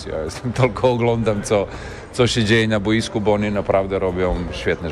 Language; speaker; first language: Polish; non-native, learner; Serbian